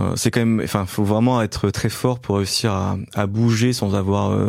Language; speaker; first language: French; native; French